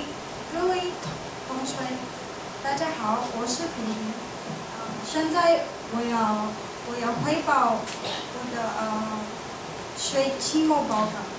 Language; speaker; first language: Chinese; non-native, learner; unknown